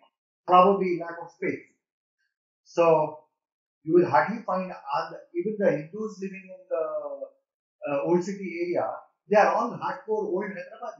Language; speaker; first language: English; non-native, local second language; Persian